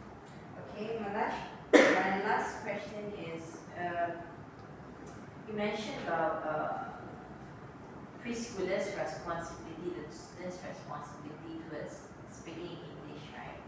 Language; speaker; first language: English; non-native, local second language; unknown